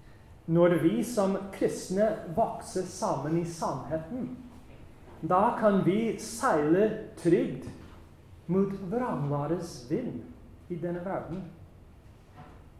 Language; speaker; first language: Norwegian; non-native, fluent; English